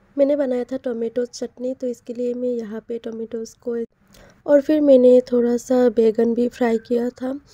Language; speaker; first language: Hindi; non-native, local second language; Assamese